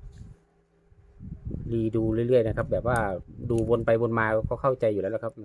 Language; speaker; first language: Thai; native; Thai